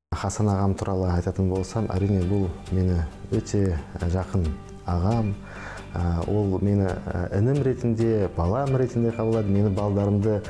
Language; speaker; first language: Kazakh; non-native, local second language; Uzbek